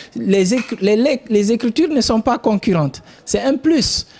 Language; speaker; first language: French; non-native, local second language; Fula